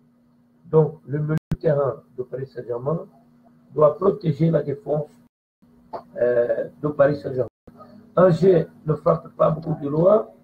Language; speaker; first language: French; non-native, fluent; Portuguese